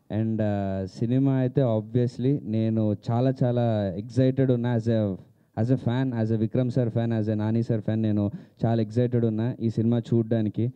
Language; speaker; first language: Telugu; native; Telugu